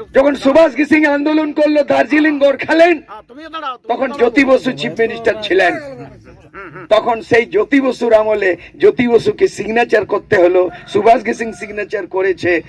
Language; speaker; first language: Bangla; non-native, local second language; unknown